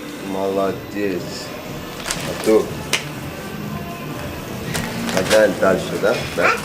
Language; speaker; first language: Russian; non-native, learner; Persian